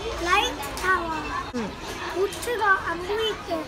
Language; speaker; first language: Korean; early bilingual, heritage; Korean